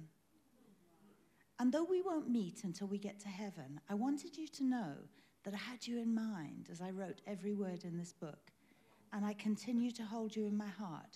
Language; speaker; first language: English; native; English